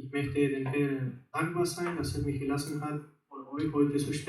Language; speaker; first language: German; non-native, fluent; Spanish